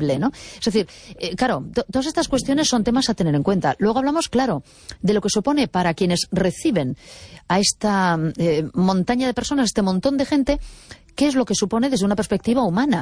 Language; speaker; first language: Spanish; native; Spanish